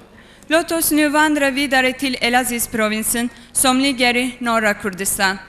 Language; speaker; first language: Swedish; non-native, fluent; Kurdish